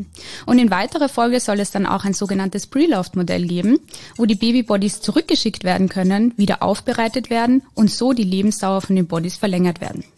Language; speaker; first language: German; native; German